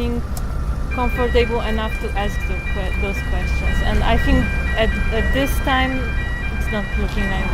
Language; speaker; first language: English; non-native, fluent; Polish